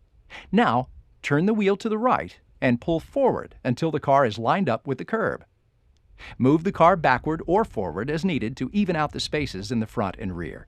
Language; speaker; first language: English; native; English